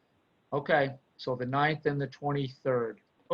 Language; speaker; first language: English; native; English